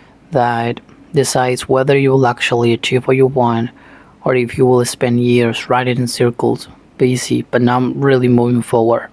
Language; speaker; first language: English; non-native, fluent; Spanish